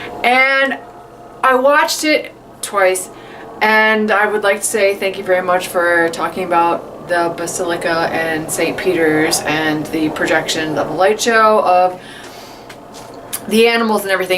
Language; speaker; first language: English; native; English